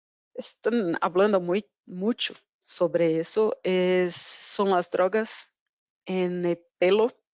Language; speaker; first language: Spanish; non-native, fluent; Portuguese